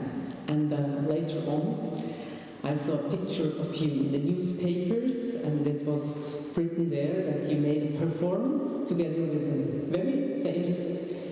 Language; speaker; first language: English; non-native, fluent; German